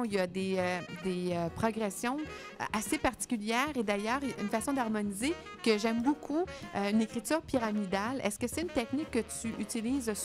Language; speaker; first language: French; native; French